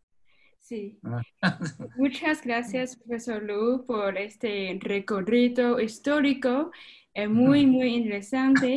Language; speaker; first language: Spanish; non-native, fluent; Chinese